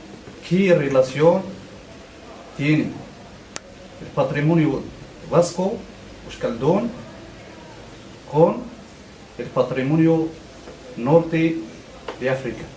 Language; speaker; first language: Spanish; non-native, fluent; Riffian